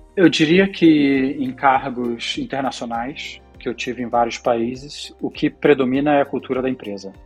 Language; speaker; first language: Portuguese; native; Portuguese